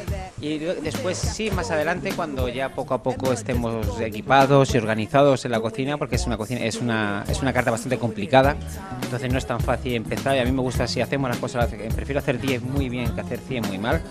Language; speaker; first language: Spanish; native; Spanish